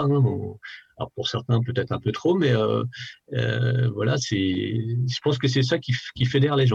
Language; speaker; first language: French; native; French